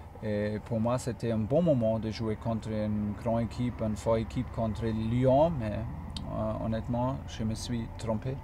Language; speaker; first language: French; non-native, fluent; German